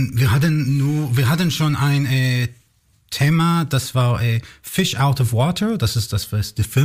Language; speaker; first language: German; non-native, learner; Hebrew